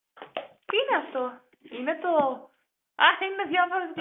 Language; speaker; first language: Greek; non-native, learner; German